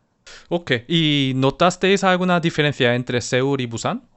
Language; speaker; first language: Spanish; non-native, fluent; Korean